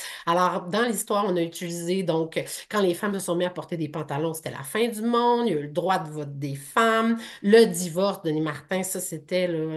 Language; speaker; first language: French; native; French